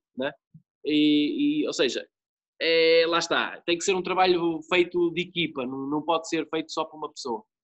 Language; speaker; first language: Portuguese; native; Portuguese